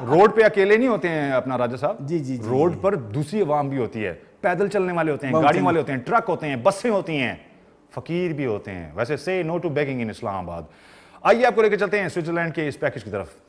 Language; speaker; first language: Urdu; native; Urdu